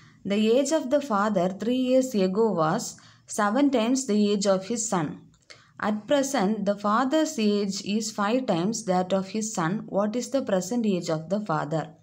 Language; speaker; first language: English; non-native, local second language; Tamil